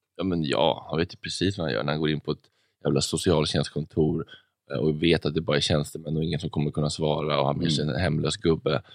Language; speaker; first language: Swedish; native; Swedish